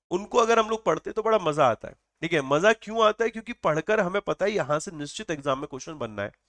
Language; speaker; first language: Hindi; native; Hindi